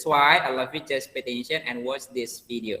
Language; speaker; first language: English; non-native, learner; Indonesian